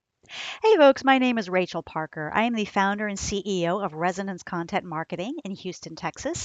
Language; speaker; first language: English; native; English